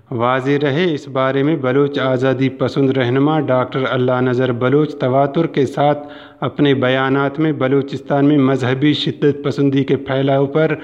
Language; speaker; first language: Urdu; non-native, local second language; Baluchi